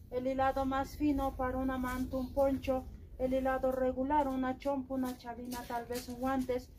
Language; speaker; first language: Spanish; non-native, local second language; Quechua